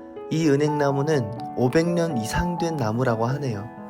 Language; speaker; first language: Korean; native; Korean